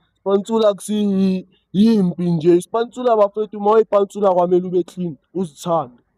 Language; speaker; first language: Zulu; native; Zulu